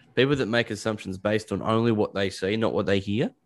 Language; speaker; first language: English; native; English